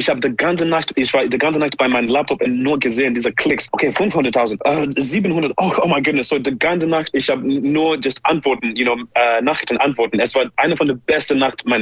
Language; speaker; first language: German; non-native, learner; English